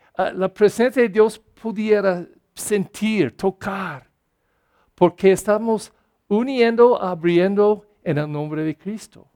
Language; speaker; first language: Spanish; non-native, fluent; English